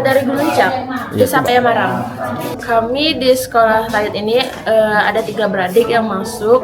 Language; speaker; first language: Indonesian; native; Indonesian